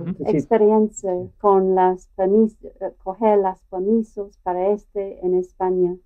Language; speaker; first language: Spanish; non-native, learner; English